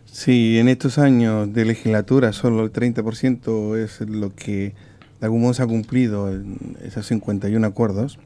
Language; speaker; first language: Spanish; native; Spanish